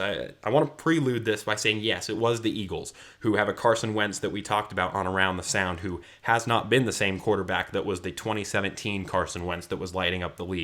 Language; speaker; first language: English; native; English